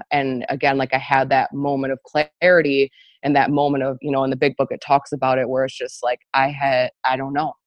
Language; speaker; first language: English; native; English